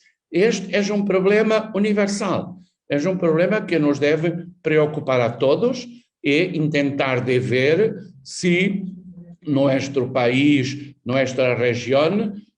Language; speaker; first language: Spanish; non-native, fluent; Portuguese